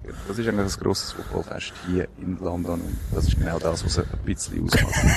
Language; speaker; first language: German; native; German